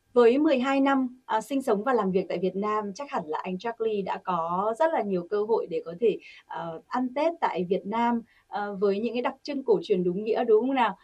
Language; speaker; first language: Vietnamese; native; Vietnamese